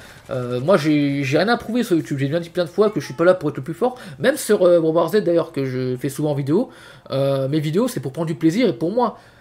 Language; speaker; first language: French; native; French